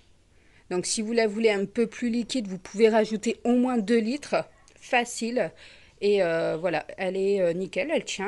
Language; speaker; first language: French; native; French